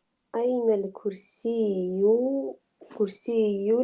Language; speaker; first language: Arabic; non-native, learner; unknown